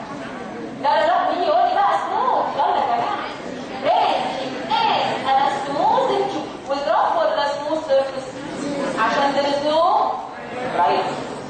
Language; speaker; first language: Arabic; native; Arabic